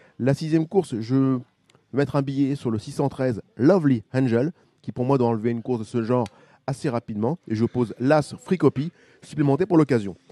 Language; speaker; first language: French; native; French